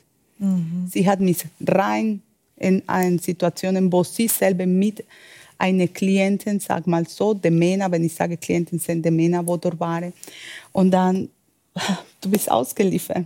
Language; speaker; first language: German; non-native, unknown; Spanish